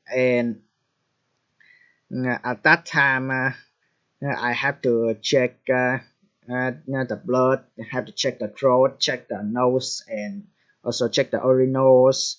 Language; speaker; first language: English; non-native, fluent; Vietnamese